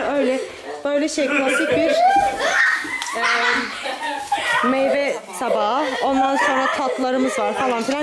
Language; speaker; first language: Turkish; native; Turkish